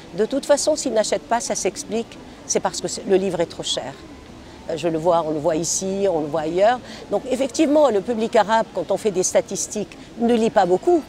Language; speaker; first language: French; non-native, local second language; Arabic